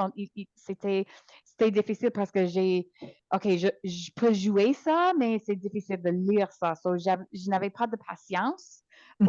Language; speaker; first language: French; non-native, local second language; English